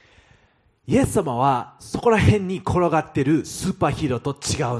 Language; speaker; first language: Japanese; non-native, fluent; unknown